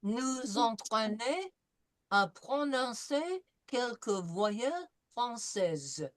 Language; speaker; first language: French; non-native, fluent; English